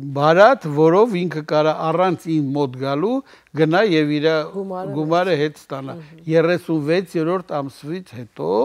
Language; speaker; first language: Armenian; native; Armenian